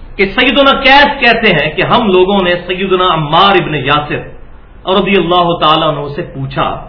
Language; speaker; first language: Urdu; non-native, local second language; Punjabi